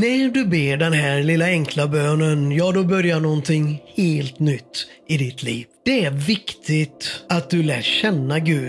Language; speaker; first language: Swedish; native; Swedish